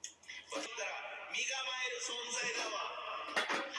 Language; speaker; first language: Japanese; native; Japanese